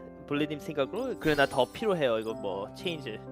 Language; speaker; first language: Korean; early bilingual, heritage; Korean